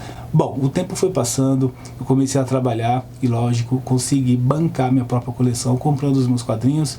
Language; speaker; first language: Portuguese; native; Portuguese